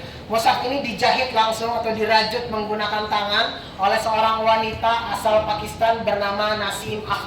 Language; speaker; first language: Indonesian; native; Indonesian